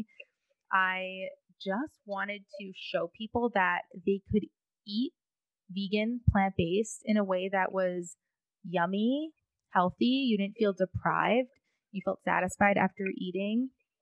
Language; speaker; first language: English; native; English